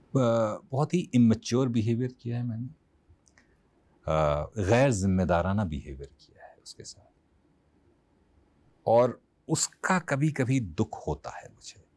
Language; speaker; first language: Hindi; native; Hindi